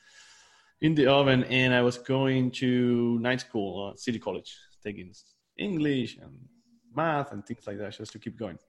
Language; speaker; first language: English; non-native, fluent; Spanish